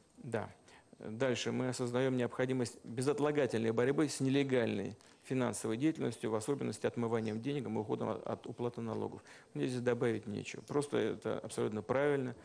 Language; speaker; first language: Russian; native; Russian